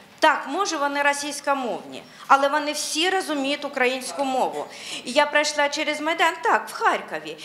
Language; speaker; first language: Ukrainian; non-native, local second language; Russian